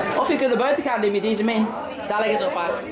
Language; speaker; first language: Dutch; native; Dutch